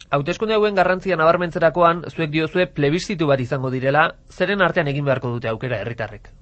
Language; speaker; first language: Basque; native; Basque